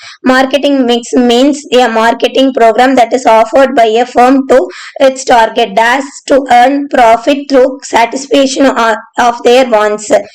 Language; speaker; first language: English; non-native, local second language; Tamil